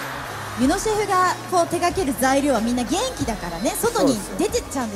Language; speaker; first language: Japanese; native; Japanese